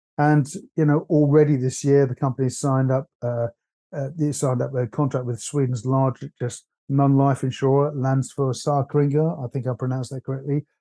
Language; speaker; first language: English; native; English